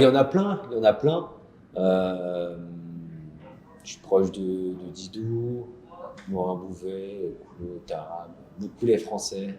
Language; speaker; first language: French; native; French